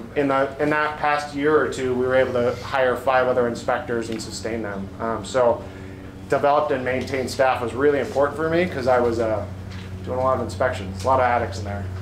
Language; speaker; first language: English; native; English